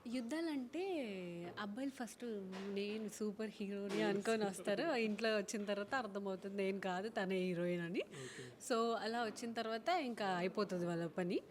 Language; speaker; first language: Telugu; non-native, fluent; Hindi